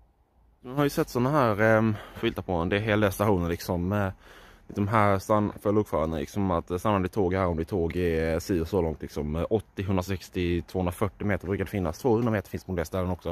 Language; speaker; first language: Swedish; native; Swedish